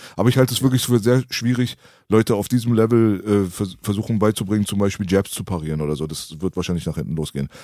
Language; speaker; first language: German; early bilingual, other home language; Persian